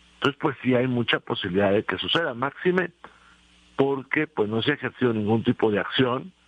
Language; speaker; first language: Spanish; native; Spanish